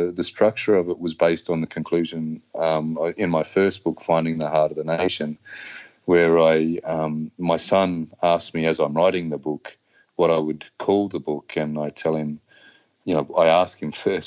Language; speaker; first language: English; native; English